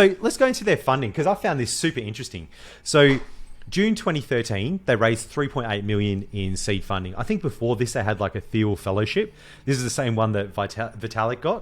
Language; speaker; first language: English; native; English